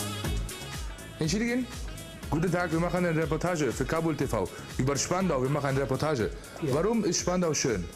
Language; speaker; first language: German; non-native, fluent; Persian